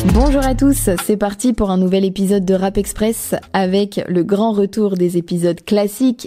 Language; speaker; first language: French; native; French